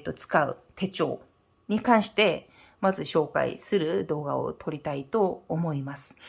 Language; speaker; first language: Japanese; non-native, fluent; Korean